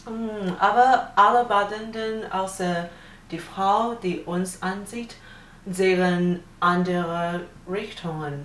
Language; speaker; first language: German; non-native, learner; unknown